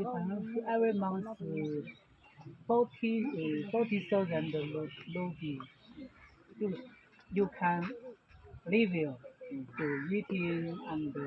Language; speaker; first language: English; non-native, learner; Chinese